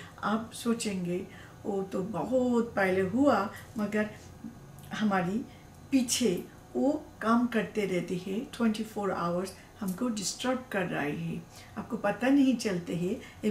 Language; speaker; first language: Hindi; non-native, learner; Bangla